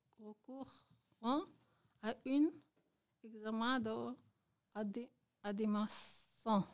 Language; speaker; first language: French; non-native, learner; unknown